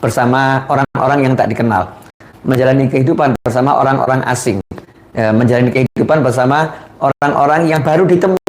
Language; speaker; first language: Indonesian; native; Indonesian